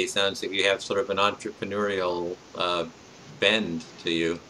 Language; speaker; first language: English; native; English